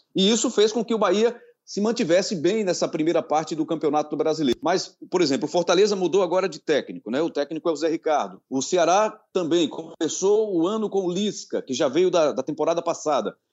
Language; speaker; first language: Portuguese; native; Portuguese